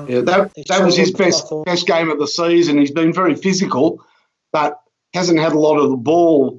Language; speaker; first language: English; native; English